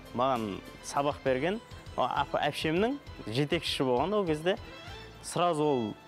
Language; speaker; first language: Kazakh; non-native, local second language; Uzbek